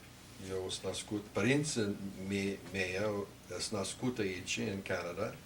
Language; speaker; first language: Romanian; early bilingual, heritage; Romanian